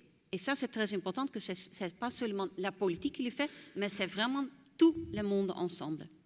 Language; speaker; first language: French; non-native, fluent; Dutch